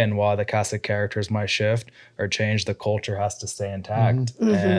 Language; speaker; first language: English; native; English